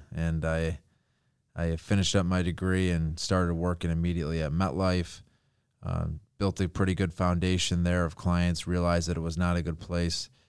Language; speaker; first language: English; native; English